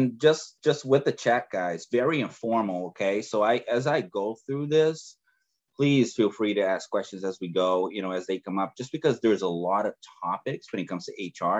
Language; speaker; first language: English; non-native, fluent; Portuguese